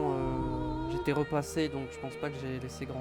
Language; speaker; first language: French; native; French